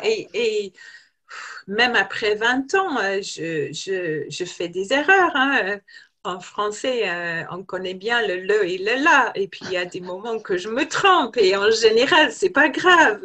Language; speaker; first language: French; non-native, fluent; English